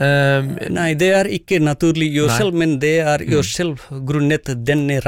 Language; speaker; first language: Norwegian; non-native, fluent; Nepali